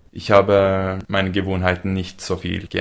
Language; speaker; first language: German; non-native, learner; Norwegian